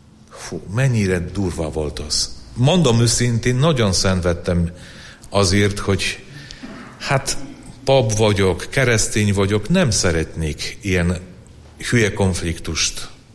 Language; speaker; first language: Hungarian; non-native, fluent; Polish